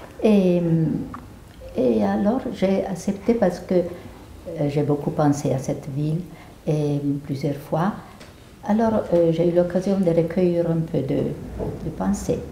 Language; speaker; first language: French; non-native, fluent; Italian